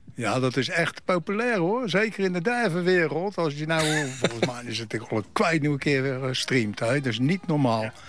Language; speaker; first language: Dutch; native; Dutch